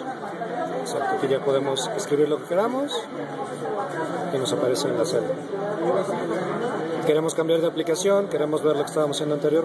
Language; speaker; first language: Spanish; native; Spanish